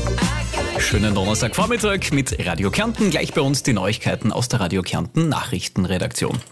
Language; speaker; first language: German; native; German